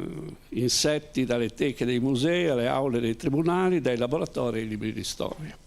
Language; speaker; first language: Italian; native; Italian